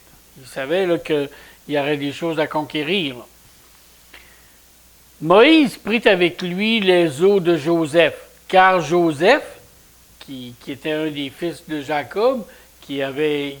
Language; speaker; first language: French; native; French